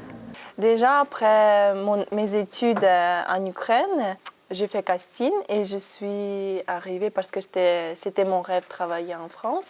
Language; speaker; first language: French; non-native, learner; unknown